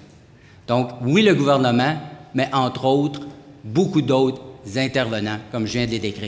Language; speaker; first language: French; native; French